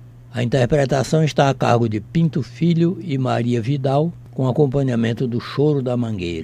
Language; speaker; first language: Portuguese; native; Portuguese